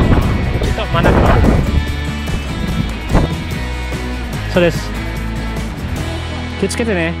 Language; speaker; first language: Japanese; non-native, fluent; Indonesian